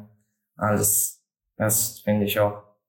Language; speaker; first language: German; non-native, learner; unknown